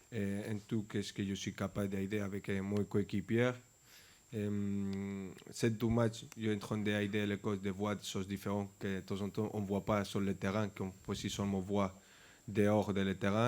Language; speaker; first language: French; non-native, fluent; Spanish